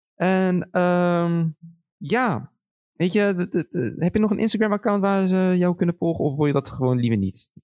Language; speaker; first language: Dutch; early bilingual, other home language; Arabic